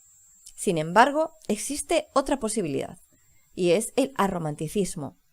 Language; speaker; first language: Spanish; native; Spanish